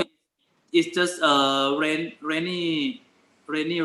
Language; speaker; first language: English; non-native, learner; Thai